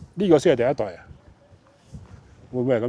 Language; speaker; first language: Cantonese; native; Cantonese